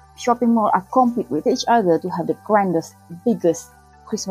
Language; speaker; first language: English; non-native, local second language; Malay